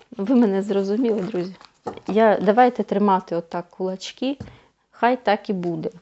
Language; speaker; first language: Ukrainian; non-native, local second language; Russian